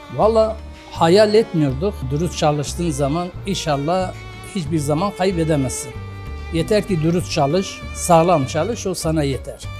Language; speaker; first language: Turkish; native; Turkish